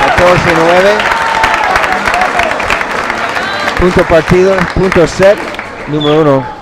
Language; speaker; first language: Spanish; non-native, learner; English